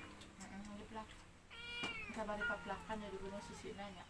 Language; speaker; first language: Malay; non-native, local second language; Sundanese